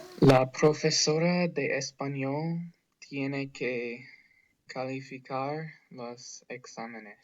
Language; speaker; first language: Spanish; non-native, learner; English